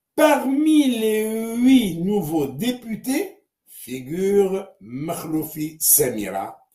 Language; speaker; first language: French; non-native, local second language; Arabic